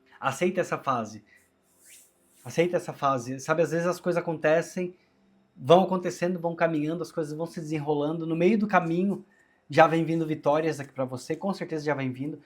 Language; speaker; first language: Portuguese; native; Portuguese